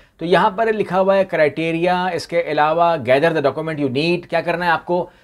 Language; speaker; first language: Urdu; native; Urdu